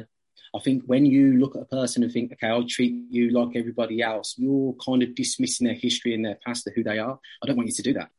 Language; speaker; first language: English; native; English